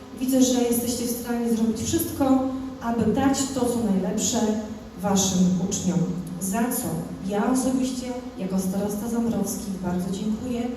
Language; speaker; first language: Polish; native; Polish